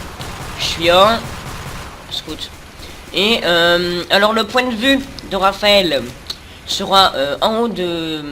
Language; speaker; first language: French; native; French